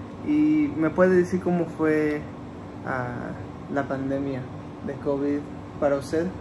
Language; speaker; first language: Spanish; early bilingual, heritage; Spanish